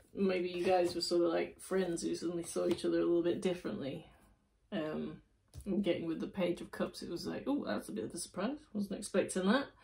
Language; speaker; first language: English; native; English